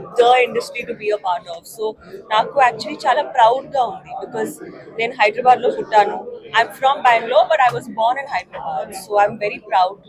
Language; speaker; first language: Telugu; non-native, learner; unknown